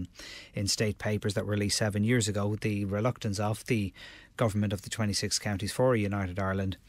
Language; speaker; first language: English; native; English